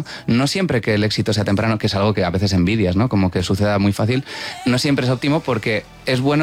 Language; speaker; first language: Spanish; native; Spanish